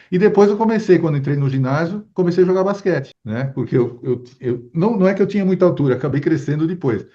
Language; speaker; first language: Portuguese; early bilingual, other home language; Spanish